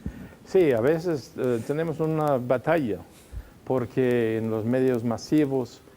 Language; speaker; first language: Spanish; non-native, fluent; English